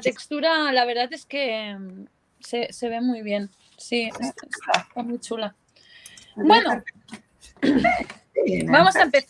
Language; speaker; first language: Spanish; native; Spanish